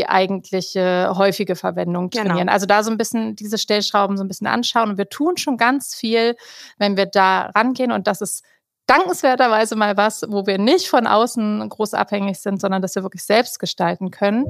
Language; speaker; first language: German; native; German